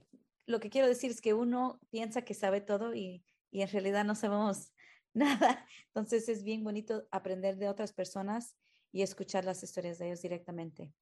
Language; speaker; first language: Spanish; early bilingual, heritage; Spanish